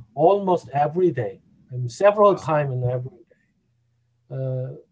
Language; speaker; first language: English; non-native, fluent; Korean